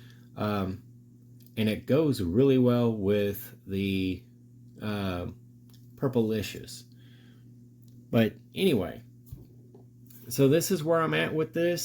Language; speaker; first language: English; native; English